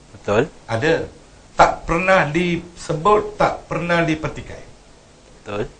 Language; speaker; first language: Malay; non-native, local second language; Tamil